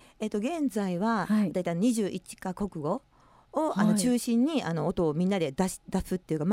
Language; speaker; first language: Japanese; native; Japanese